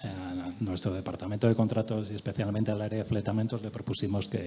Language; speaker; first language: Spanish; native; Spanish